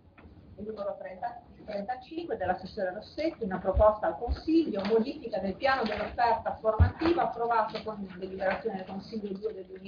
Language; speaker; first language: Italian; native; Italian